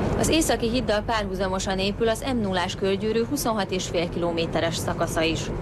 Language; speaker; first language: Hungarian; native; Hungarian